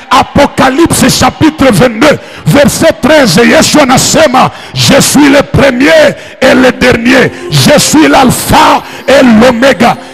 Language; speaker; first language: French; non-native, local second language; Swahili